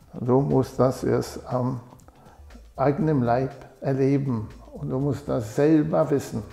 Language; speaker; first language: German; non-native, fluent; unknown